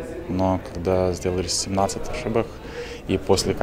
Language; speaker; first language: Russian; non-native, fluent; Lithuanian